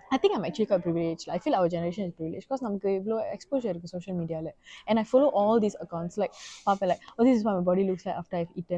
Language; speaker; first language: English; non-native, local second language; Tamil